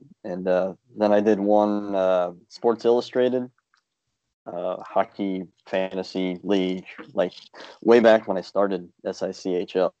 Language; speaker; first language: English; native; English